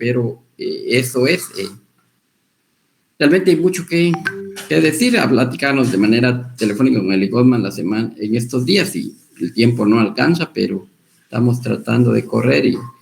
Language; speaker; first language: Spanish; native; Spanish